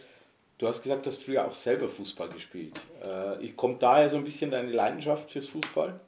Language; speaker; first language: German; native; German